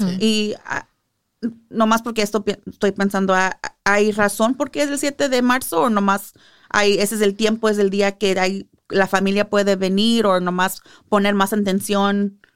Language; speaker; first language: Spanish; early bilingual, heritage; English